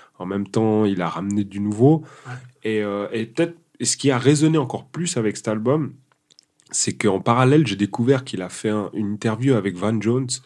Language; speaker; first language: French; early bilingual, other home language; Portuguese